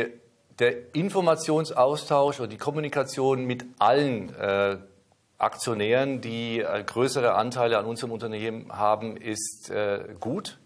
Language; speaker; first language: German; native; German